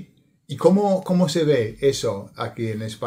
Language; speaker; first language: Spanish; non-native, fluent; English